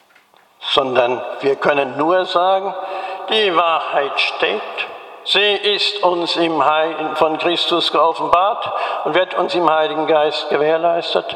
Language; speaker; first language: German; native; German